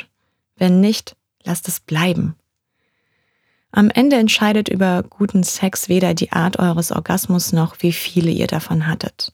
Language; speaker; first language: German; native; German